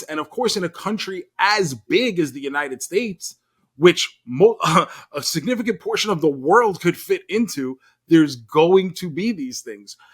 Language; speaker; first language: English; native; English